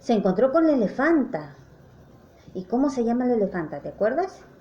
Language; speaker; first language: Spanish; native; Spanish